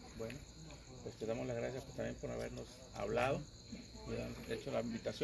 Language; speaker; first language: Spanish; native; Spanish